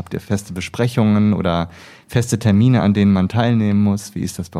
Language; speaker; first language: German; native; German